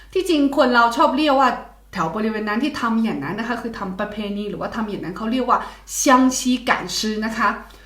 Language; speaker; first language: Thai; non-native, fluent; Chinese